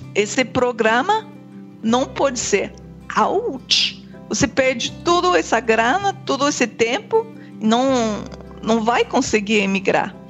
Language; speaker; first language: Portuguese; non-native, fluent; English